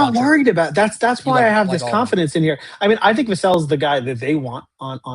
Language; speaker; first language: English; native; English